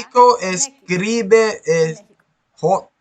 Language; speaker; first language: Spanish; non-native, learner; English